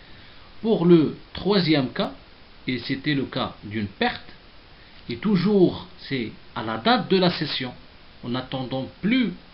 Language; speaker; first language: French; non-native, local second language; Arabic